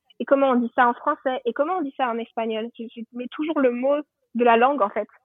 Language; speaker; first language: French; native; French